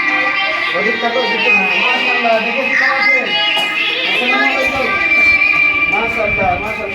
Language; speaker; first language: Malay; non-native, learner; Bangla